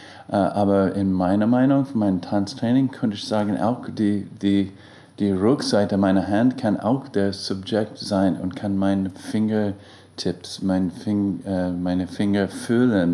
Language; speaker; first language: German; non-native, learner; English